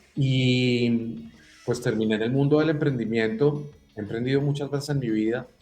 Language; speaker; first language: Spanish; native; Spanish